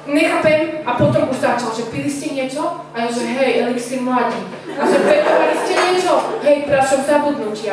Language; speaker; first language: Slovak; native; Slovak